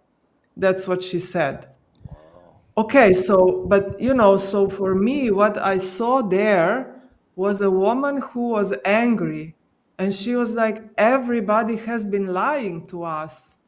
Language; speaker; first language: English; non-native, fluent; Slovenian